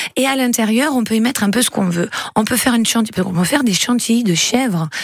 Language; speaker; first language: French; native; French